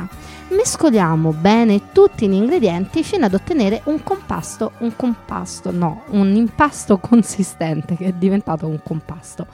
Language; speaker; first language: Italian; native; Italian